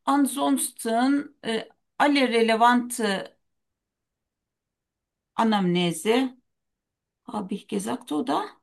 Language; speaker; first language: German; non-native, learner; Turkish